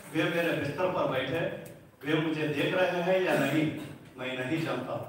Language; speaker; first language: Hindi; non-native, local second language; Telugu